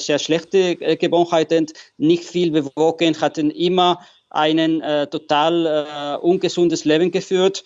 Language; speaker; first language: German; non-native, fluent; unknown